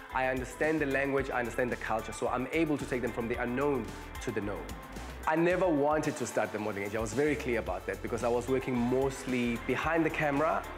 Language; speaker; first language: English; non-native, local second language; Zulu